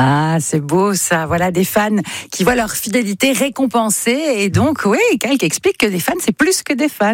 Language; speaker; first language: French; native; French